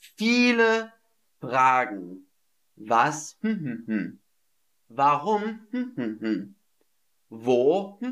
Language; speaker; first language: German; non-native, fluent; English